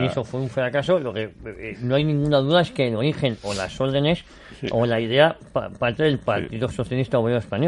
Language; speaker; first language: Spanish; native; Spanish